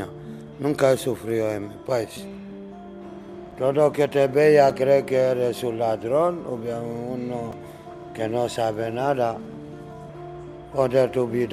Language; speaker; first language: Spanish; non-native, learner; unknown